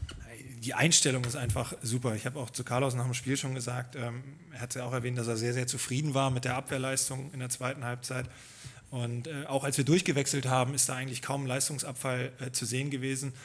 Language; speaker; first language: German; native; German